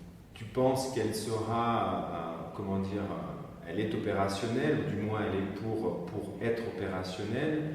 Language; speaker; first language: French; native; French